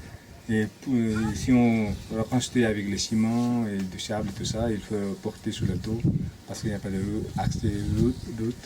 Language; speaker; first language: French; non-native, fluent; Nepali